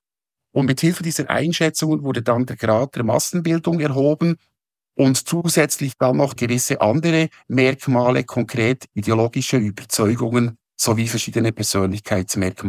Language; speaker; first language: German; native; German